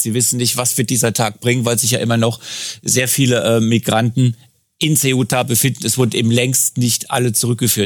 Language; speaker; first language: German; native; German